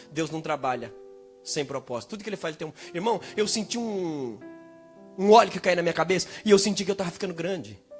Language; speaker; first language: Portuguese; native; Portuguese